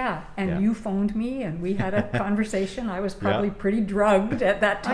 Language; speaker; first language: English; native; English